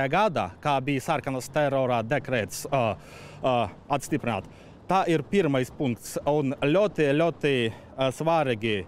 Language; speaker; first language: Latvian; non-native, fluent; Russian